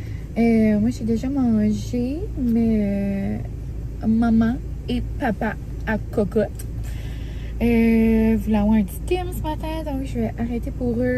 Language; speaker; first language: French; native; French